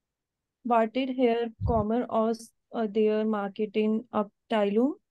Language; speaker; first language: German; non-native, learner; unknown